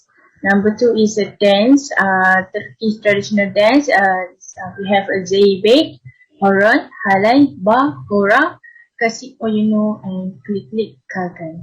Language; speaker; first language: English; non-native, learner; Malay